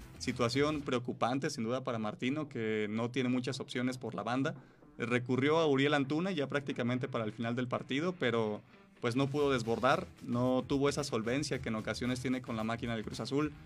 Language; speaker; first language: Spanish; native; Spanish